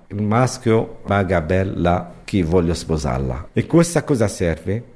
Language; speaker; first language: Italian; non-native, learner; Arabic